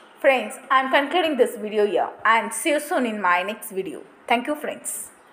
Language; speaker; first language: English; non-native, local second language; Malayalam